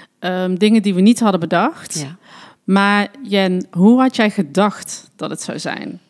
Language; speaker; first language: Dutch; native; Dutch